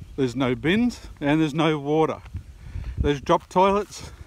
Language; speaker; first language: English; native; English